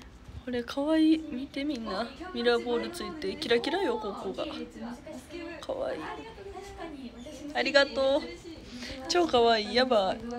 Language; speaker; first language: Japanese; native; Japanese